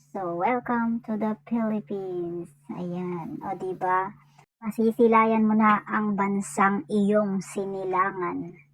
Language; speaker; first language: Filipino; native; Filipino